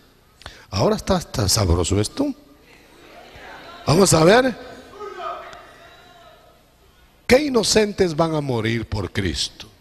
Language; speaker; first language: Spanish; native; Spanish